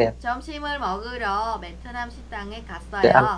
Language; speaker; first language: Korean; non-native, fluent; Vietnamese